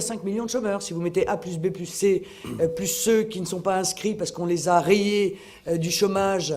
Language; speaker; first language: French; native; French